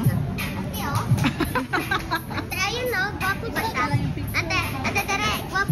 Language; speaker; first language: Filipino; native; Filipino